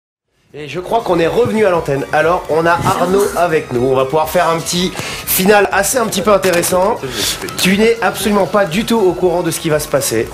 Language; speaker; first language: French; native; French